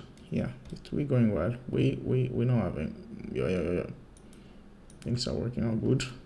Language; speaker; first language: English; non-native, fluent; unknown